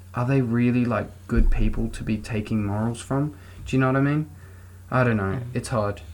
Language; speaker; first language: English; native; English